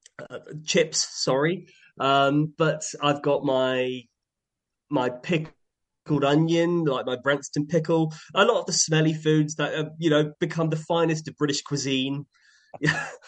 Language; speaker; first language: English; native; English